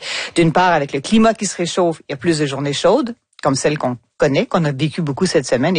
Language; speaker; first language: French; native; French